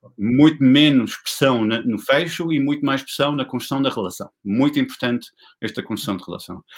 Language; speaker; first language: Portuguese; non-native, fluent; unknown